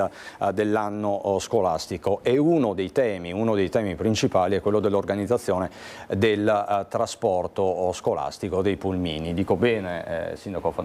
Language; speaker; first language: Italian; native; Italian